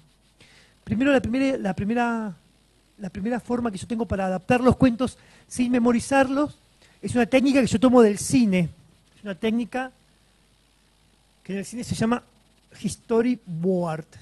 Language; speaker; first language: Spanish; native; Spanish